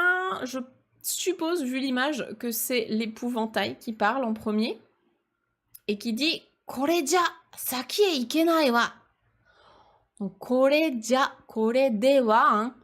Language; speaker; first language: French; native; French